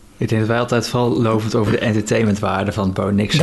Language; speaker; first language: Dutch; native; Dutch